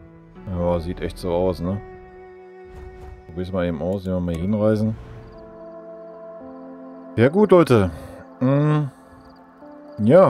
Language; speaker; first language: German; native; German